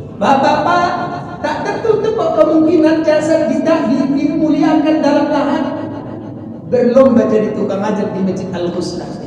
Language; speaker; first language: Indonesian; non-native, local second language; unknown